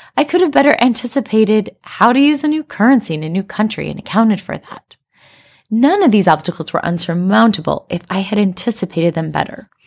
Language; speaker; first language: English; native; English